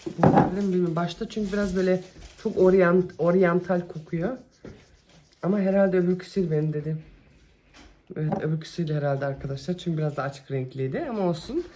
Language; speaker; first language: Turkish; early bilingual, heritage; Turkish